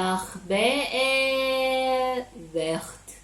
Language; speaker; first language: French; non-native, learner; Chinese